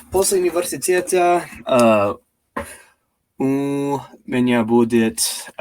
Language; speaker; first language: Russian; non-native, learner; English